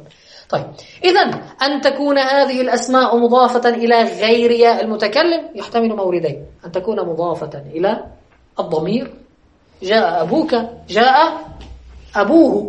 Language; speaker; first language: Arabic; native; Arabic